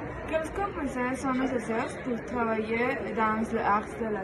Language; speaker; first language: French; non-native, learner; Spanish